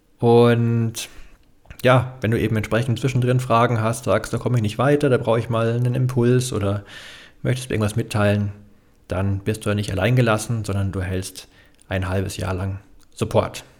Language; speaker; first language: German; native; German